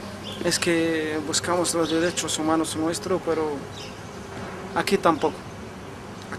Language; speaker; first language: Spanish; non-native, learner; Arabic